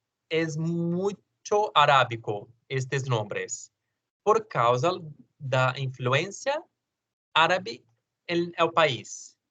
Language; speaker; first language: Spanish; non-native, learner; Portuguese